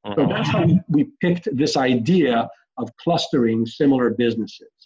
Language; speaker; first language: English; early bilingual, other home language; Hebrew